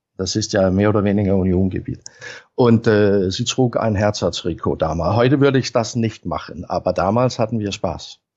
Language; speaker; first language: German; non-native, fluent; Danish